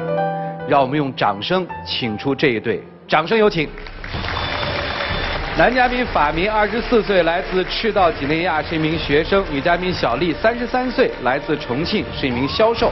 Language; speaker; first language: Chinese; native; Chinese